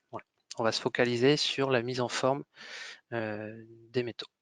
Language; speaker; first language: French; native; French